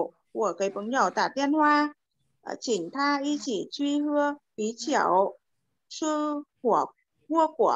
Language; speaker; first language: Chinese; non-native, learner; Vietnamese